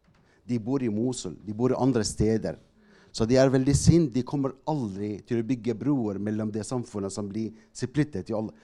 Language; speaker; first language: Norwegian; non-native, fluent; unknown